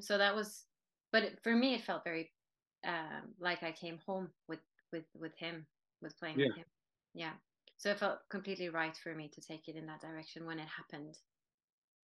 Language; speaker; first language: English; non-native, fluent; Norwegian